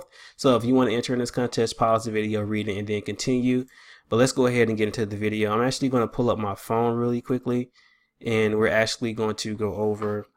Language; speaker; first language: English; native; English